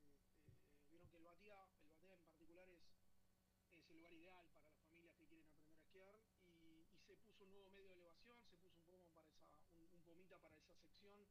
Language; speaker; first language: Spanish; native; Spanish